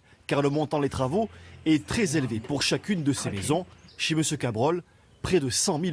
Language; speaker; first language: French; native; French